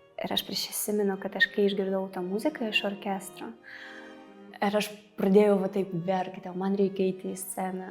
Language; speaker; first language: Lithuanian; non-native, fluent; Russian